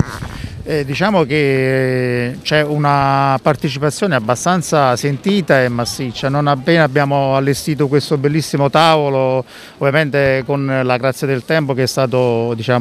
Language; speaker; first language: Italian; native; Italian